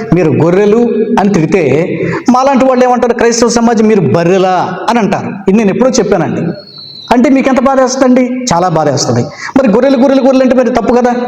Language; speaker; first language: Telugu; native; Telugu